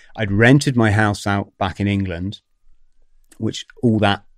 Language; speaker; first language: English; native; English